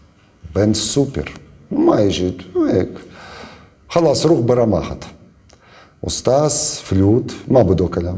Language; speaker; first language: Arabic; non-native, learner; Russian